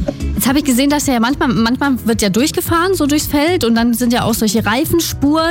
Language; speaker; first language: German; native; German